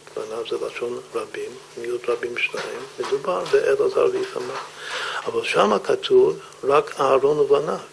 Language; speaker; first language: Hebrew; non-native, fluent; English